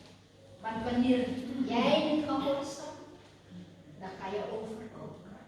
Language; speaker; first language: Dutch; non-native, fluent; Indonesian